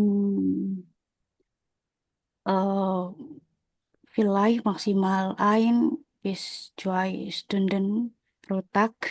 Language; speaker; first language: German; non-native, learner; Indonesian